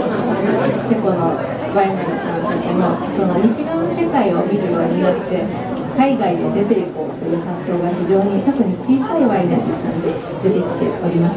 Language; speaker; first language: Japanese; native; Japanese